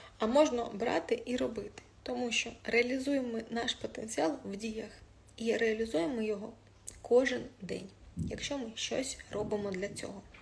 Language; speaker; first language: Ukrainian; non-native, local second language; Russian